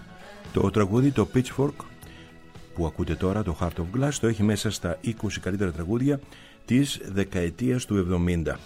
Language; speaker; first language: Greek; native; Greek